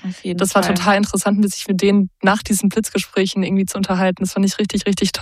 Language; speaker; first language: German; native; German